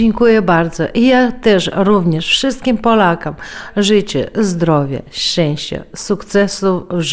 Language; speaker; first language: Polish; early bilingual, heritage; Polish